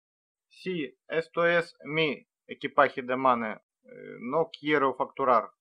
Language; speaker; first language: Spanish; non-native, learner; Russian